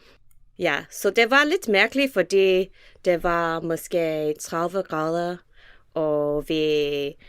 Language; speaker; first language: Danish; non-native, learner; English